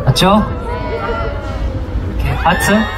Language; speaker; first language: Korean; non-native, fluent; English